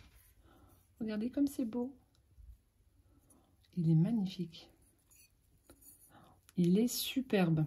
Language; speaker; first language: French; native; French